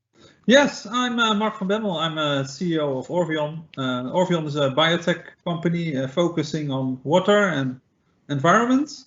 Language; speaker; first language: English; non-native, fluent; Dutch